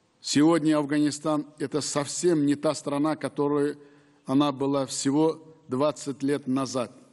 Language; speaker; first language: Russian; non-native, local second language; Uzbek